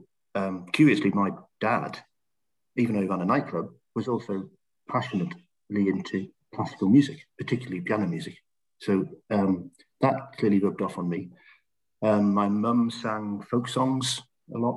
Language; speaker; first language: English; native; English